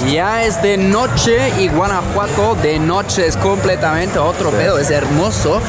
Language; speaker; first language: Spanish; non-native, fluent; German